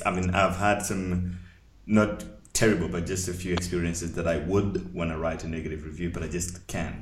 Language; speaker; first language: English; non-native, local second language; Nyanja